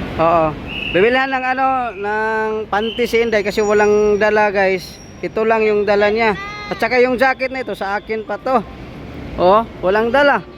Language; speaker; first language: Filipino; non-native, local second language; Cebuano